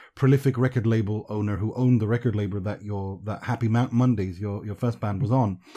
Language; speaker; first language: English; early bilingual, other home language; Persian